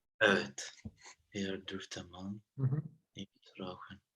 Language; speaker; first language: German; non-native, learner; Turkish